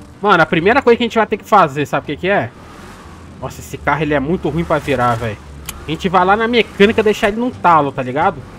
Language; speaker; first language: Portuguese; native; Portuguese